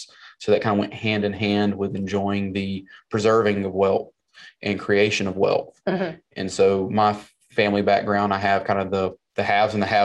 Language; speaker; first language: English; native; English